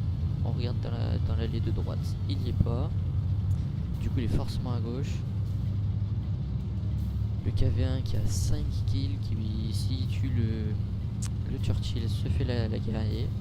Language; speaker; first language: French; native; French